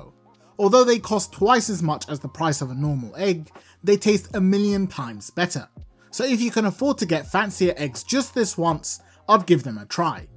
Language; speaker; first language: English; native; English